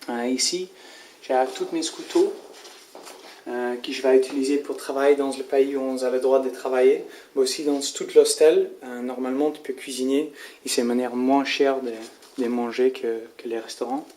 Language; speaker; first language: French; non-native, learner; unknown